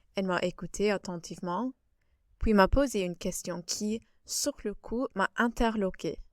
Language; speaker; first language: French; native; French